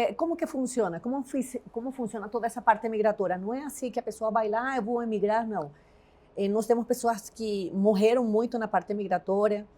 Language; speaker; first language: Portuguese; non-native, fluent; Spanish